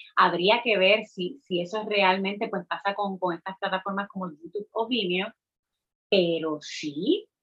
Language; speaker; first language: Spanish; native; Spanish